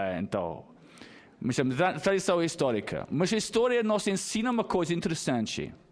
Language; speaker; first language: Portuguese; non-native, fluent; English